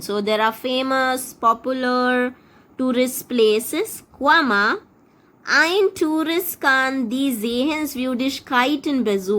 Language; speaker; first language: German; non-native, fluent; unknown